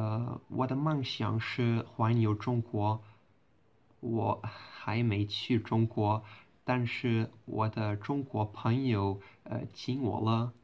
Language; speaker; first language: Chinese; non-native, learner; Portuguese